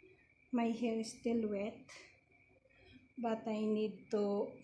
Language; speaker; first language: English; non-native, learner; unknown